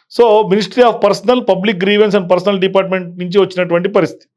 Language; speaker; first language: Telugu; native; Telugu